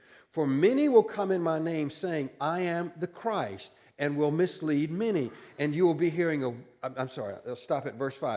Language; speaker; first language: English; native; English